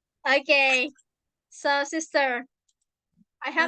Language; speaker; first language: English; non-native, learner; Indonesian